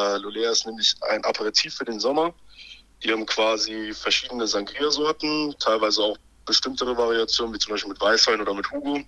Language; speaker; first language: German; native; German